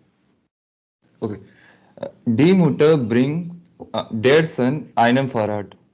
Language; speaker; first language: German; non-native, learner; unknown